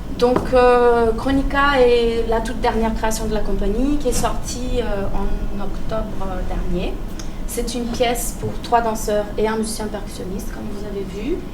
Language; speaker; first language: French; non-native, fluent; Portuguese